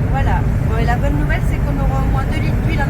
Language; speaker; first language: French; native; French